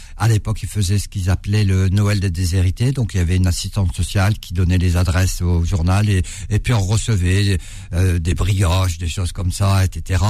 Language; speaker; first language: French; early bilingual, other home language; Arabic